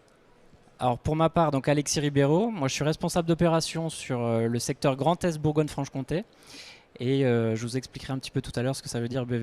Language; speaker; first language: French; native; French